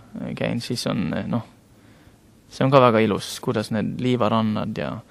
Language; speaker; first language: Estonian; non-native, fluent; Norwegian